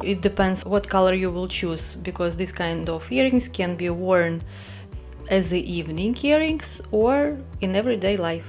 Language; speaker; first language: English; non-native, fluent; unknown